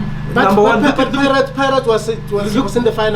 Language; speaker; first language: English; non-native, local second language; Northern Sotho